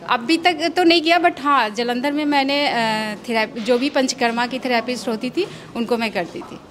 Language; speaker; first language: Hindi; native; Hindi